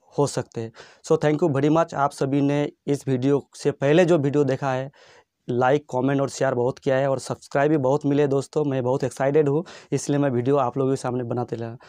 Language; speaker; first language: Hindi; non-native, local second language; Bangla